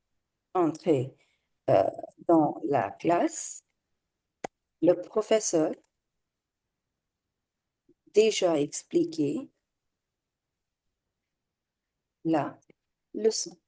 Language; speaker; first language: French; non-native, fluent; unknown